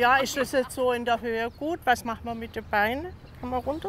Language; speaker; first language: German; non-native, learner; Tamil